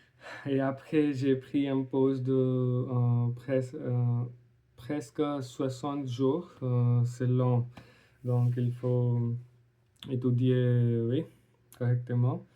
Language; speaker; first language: French; non-native, learner; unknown